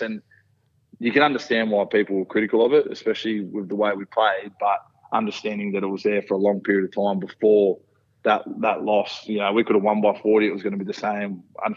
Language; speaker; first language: English; native; English